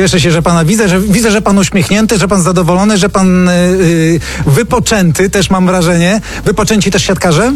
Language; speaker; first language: Polish; native; Polish